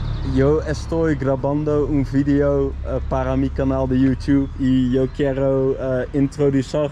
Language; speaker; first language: Spanish; non-native, learner; Dutch